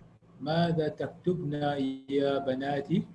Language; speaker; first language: Arabic; non-native, learner; English